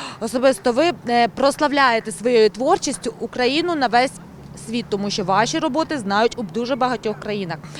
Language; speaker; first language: Ukrainian; native; Ukrainian